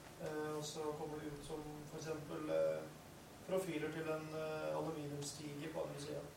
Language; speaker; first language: Norwegian; native; Norwegian